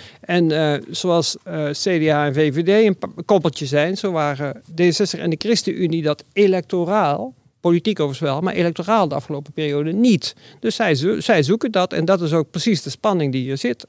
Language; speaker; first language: Dutch; native; Dutch